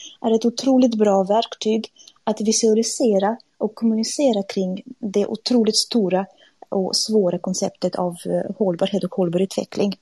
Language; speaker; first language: Swedish; non-native, fluent; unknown